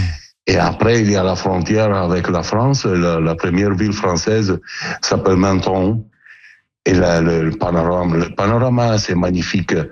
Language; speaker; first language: French; non-native, fluent; Italian